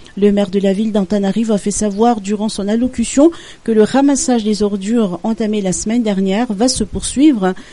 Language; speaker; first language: French; non-native, local second language; Malagasy